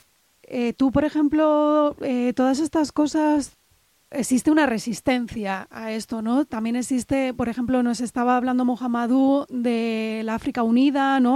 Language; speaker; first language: Spanish; native; Spanish